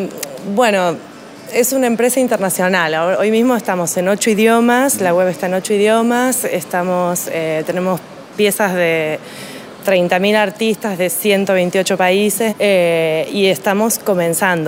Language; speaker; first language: Spanish; native; Spanish